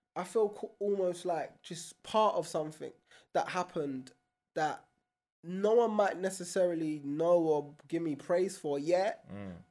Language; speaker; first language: English; native; English